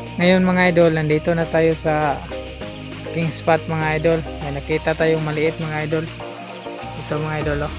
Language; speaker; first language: Filipino; non-native, local second language; Cebuano